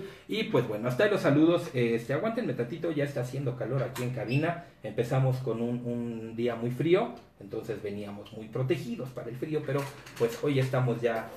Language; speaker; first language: Spanish; native; Spanish